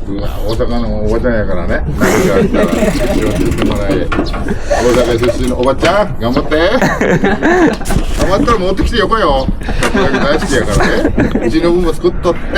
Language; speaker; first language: Japanese; native; Japanese